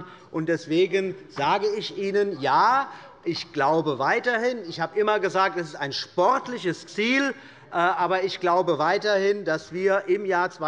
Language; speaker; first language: German; native; German